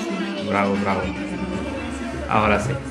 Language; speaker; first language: Spanish; non-native, learner; Hindi